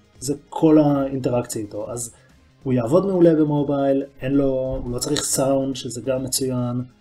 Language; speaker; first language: Hebrew; native; Hebrew